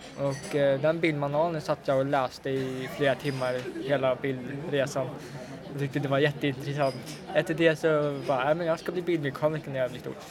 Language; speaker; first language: Swedish; early bilingual, other home language; Russian